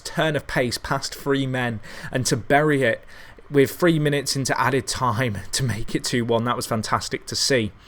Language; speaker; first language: English; native; English